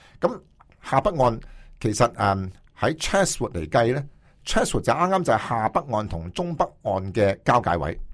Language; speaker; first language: Cantonese; native; Cantonese